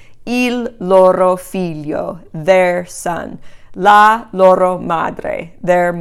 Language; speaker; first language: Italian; non-native, fluent; English